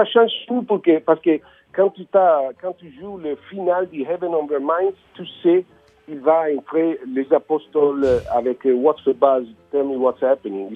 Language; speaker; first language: French; non-native, learner; Italian